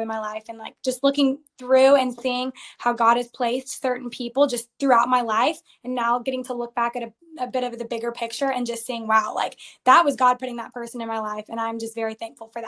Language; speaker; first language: English; native; English